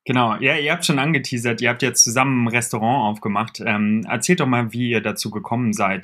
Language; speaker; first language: German; native; German